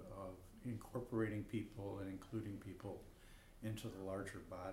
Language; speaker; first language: English; native; English